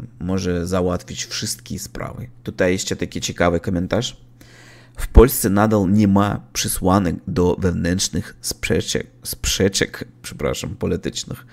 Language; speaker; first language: Polish; non-native, learner; Russian